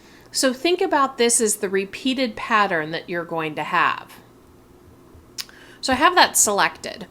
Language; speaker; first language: English; native; English